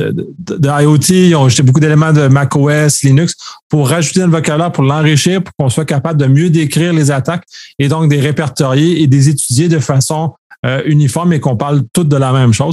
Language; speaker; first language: French; native; French